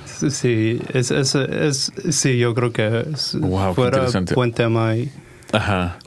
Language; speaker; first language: Spanish; early bilingual, heritage; Spanish